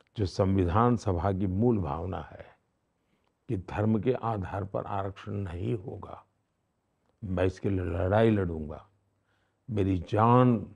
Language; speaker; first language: Hindi; non-native, local second language; Gujarati